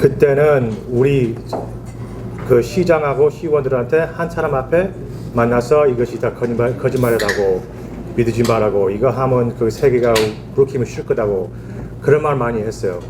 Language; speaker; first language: Korean; early bilingual, heritage; Korean